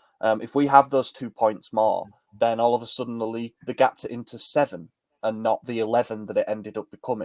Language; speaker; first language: English; native; English